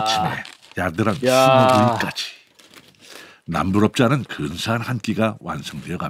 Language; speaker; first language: Korean; native; Korean